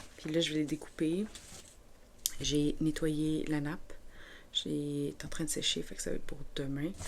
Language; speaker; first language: French; native; French